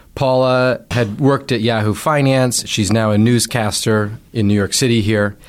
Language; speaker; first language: English; native; English